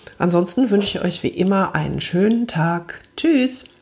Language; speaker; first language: German; native; German